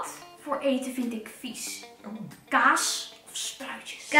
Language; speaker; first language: Dutch; native; Dutch